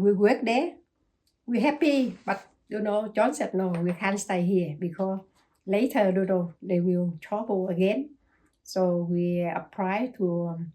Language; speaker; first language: English; non-native, learner; Chinese